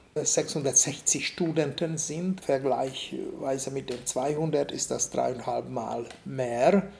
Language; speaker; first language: German; non-native, fluent; Hungarian